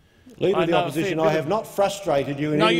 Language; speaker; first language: English; native; English